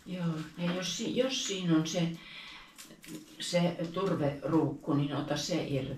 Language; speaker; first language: Finnish; native; Finnish